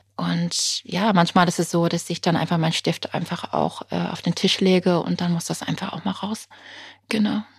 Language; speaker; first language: German; non-native, fluent; English